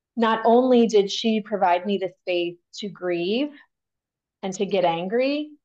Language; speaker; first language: English; native; English